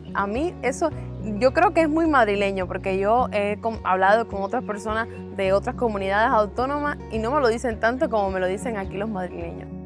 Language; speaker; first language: Spanish; native; Spanish